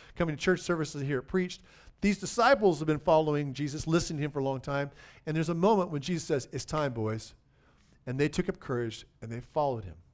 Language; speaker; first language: English; native; English